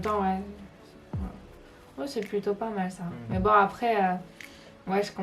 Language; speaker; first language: French; native; French